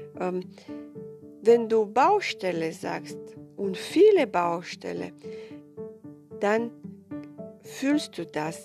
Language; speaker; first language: German; non-native, fluent; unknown